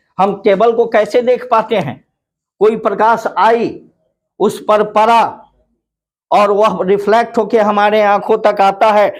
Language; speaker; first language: Hindi; native; Hindi